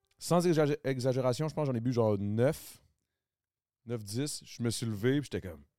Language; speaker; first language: French; native; French